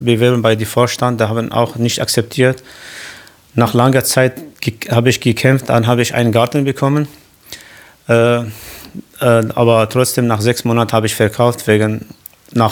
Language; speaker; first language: German; non-native, local second language; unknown